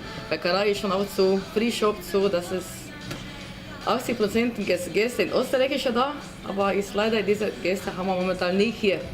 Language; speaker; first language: German; non-native, learner; Slovenian